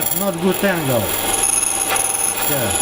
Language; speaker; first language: English; non-native, learner; Russian